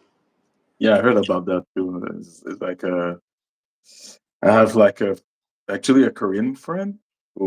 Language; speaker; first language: English; non-native, local second language; French